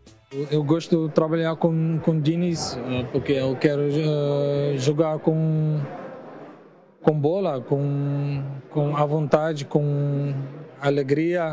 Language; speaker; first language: Portuguese; non-native, learner; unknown